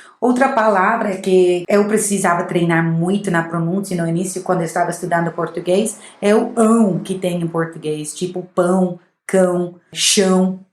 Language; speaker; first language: Portuguese; non-native, fluent; English